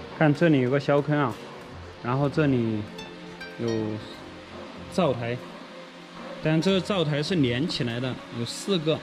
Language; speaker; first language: Chinese; native; Chinese